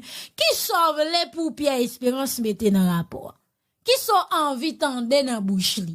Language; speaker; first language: Haitian Creole; native; Haitian Creole